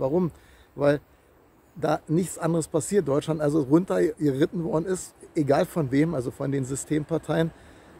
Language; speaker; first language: German; native; German